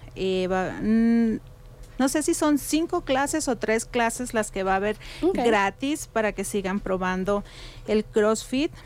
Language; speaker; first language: Spanish; native; Spanish